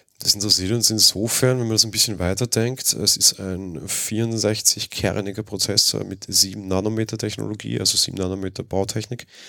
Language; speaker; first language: German; native; German